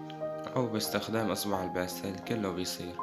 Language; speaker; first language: Arabic; native; Arabic